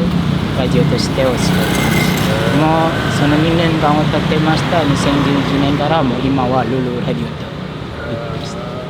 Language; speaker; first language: Japanese; non-native, fluent; Indonesian